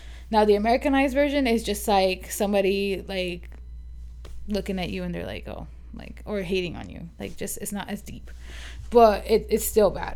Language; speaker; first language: English; early bilingual, other home language; Spanish